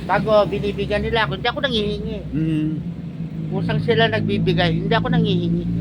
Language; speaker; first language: Filipino; non-native, local second language; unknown